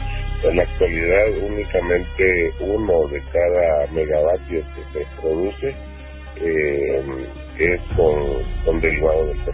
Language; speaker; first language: Spanish; native; Spanish